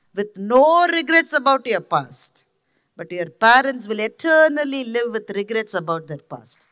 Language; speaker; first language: English; non-native, local second language; Tamil